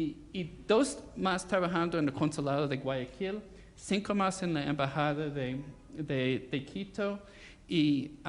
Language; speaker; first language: Spanish; non-native, fluent; English